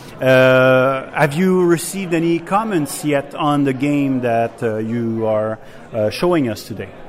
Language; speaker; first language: English; non-native, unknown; French